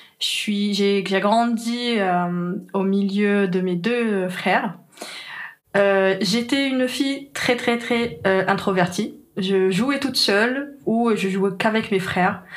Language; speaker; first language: French; non-native, local second language; Arabic